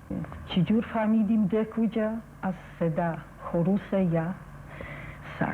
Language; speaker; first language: Persian; non-native, fluent; Polish